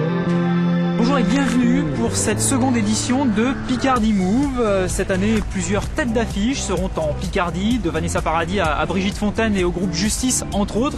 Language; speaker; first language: French; native; French